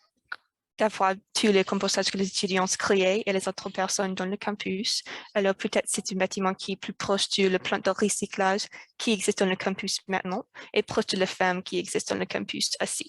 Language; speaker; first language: French; non-native, learner; English